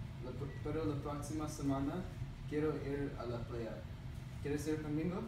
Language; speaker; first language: Spanish; non-native, learner; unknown